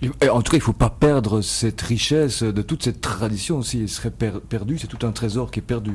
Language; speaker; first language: French; native; French